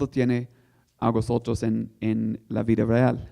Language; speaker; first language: Spanish; non-native, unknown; English